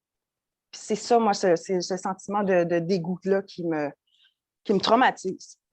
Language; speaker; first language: French; native; French